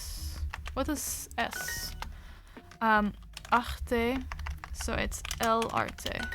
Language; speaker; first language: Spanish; non-native, learner; English